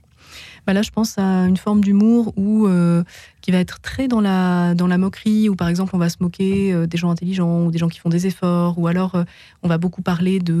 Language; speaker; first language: French; native; French